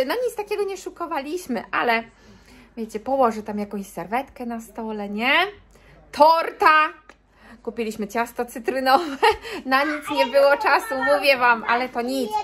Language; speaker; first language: Polish; native; Polish